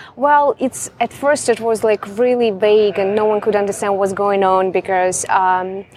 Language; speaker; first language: English; non-native, fluent; Russian